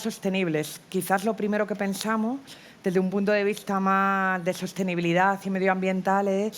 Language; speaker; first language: Spanish; native; Spanish